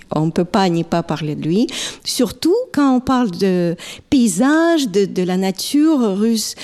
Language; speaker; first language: French; non-native, fluent; Russian